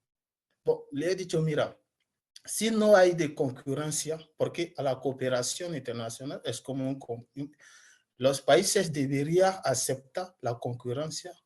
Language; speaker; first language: Spanish; non-native, learner; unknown